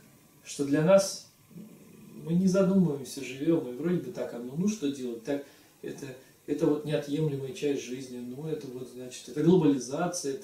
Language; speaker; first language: Russian; native; Russian